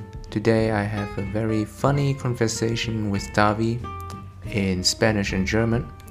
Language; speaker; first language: English; non-native, fluent; German